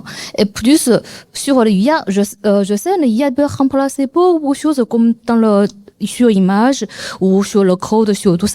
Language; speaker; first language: French; non-native, learner; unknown